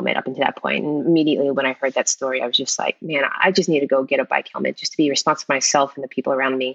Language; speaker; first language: English; native; English